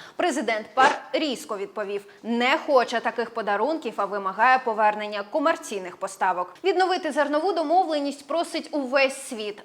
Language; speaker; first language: Ukrainian; native; Ukrainian